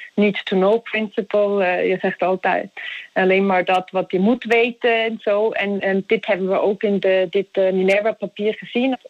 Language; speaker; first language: Dutch; non-native, fluent; Swiss German